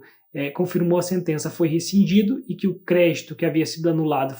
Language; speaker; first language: Portuguese; native; Portuguese